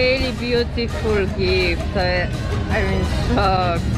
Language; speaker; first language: English; non-native, learner; Polish